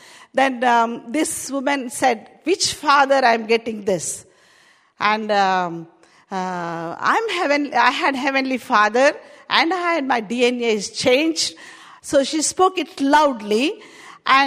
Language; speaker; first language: English; non-native, local second language; Telugu